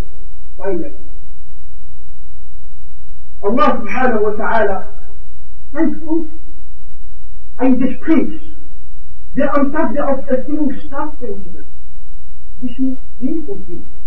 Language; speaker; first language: German; non-native, fluent; Arabic